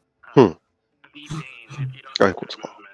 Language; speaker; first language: Japanese; native; Japanese